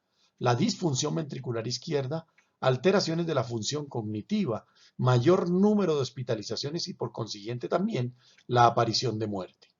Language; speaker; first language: Spanish; native; Spanish